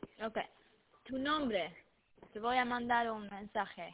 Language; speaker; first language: Spanish; early bilingual, heritage; Spanish